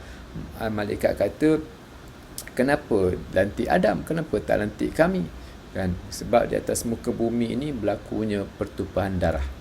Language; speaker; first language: Malay; native; Malay